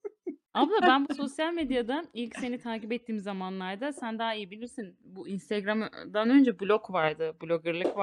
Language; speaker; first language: Turkish; native; Turkish